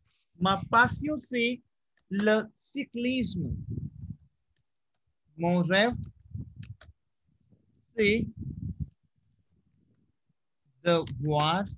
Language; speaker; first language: French; non-native, fluent; Hindi